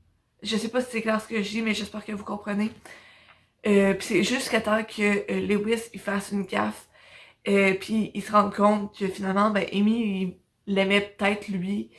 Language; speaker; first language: French; native; French